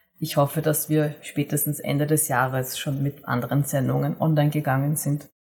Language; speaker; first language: German; native; German